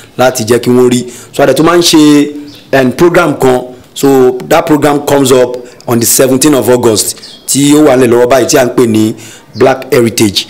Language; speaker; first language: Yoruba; non-native, local second language; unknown